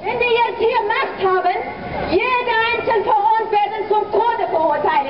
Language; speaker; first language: German; non-native, fluent; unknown